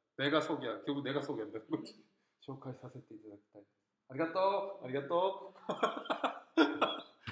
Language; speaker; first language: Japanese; non-native, fluent; Korean